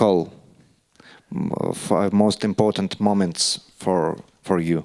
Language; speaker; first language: English; non-native, learner; Russian